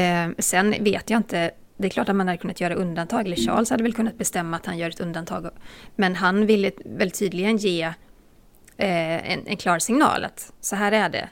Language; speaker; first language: Swedish; native; Swedish